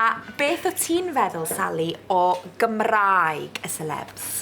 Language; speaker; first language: Welsh; native; Welsh